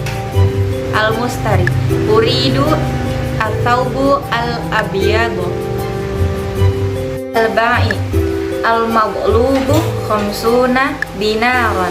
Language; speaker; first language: Arabic; non-native, learner; Indonesian